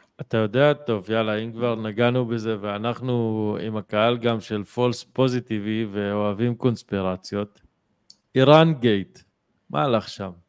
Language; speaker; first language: Hebrew; non-native, local second language; Arabic